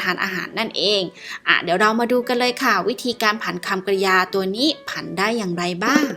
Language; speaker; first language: Thai; native; Thai